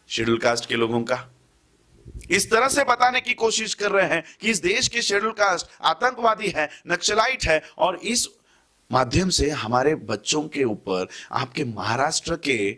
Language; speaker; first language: Hindi; non-native, local second language; Marathi